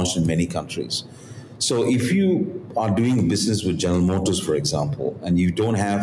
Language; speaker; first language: English; non-native, local second language; Tamil